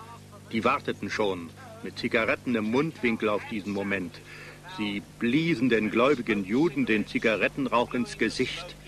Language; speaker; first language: German; native; German